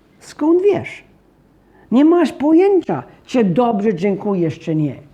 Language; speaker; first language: Polish; non-native, fluent; English